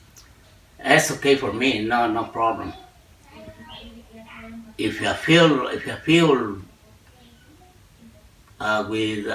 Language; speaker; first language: English; non-native, learner; Spanish